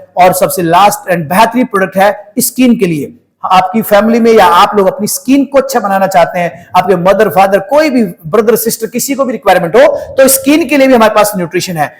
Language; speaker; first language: Hindi; native; Hindi